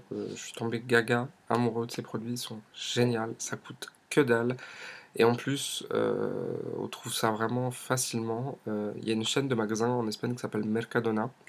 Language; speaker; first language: French; native; French